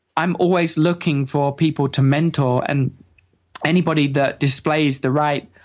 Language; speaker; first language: English; native; English